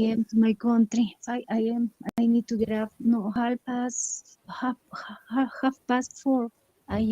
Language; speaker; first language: English; non-native, learner; Spanish